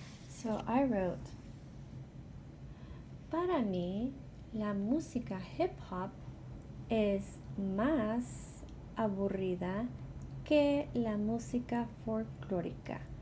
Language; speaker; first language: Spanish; non-native, fluent; English